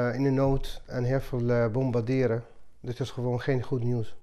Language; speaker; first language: Dutch; non-native, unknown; Arabic